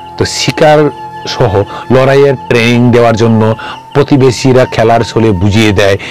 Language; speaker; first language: Bangla; non-native, local second language; Kok Borok